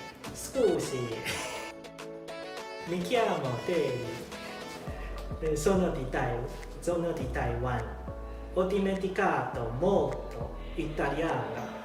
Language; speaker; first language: Italian; non-native, learner; Chinese